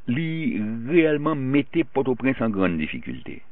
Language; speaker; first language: French; non-native, local second language; Haitian Creole